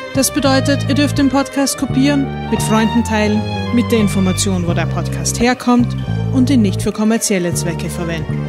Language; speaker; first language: German; native; German